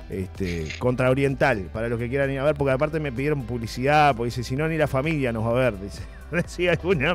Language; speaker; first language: Spanish; native; Spanish